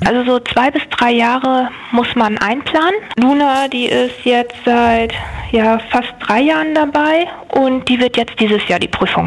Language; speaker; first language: German; native; German